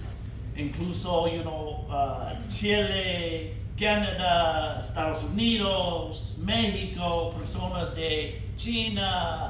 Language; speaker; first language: Spanish; non-native, fluent; English